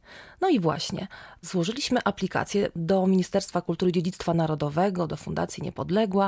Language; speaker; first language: Polish; native; Polish